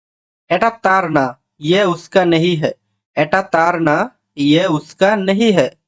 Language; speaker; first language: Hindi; non-native, fluent; Bangla